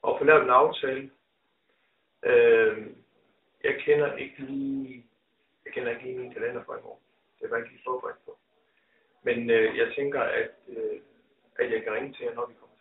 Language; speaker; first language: Danish; native; Danish